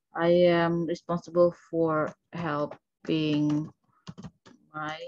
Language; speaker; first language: English; non-native, fluent; Indonesian